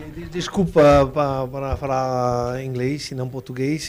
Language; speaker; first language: Portuguese; non-native, learner; French